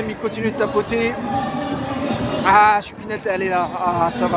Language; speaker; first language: French; native; French